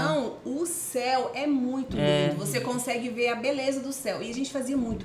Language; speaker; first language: Portuguese; native; Portuguese